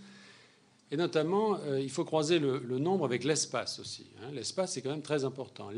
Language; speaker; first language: French; native; French